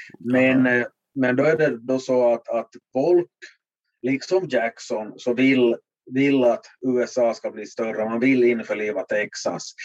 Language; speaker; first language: Swedish; native; Swedish